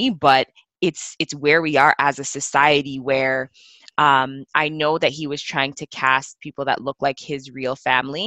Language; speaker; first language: English; native; English